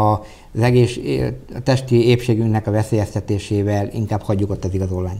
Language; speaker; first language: Hungarian; native; Hungarian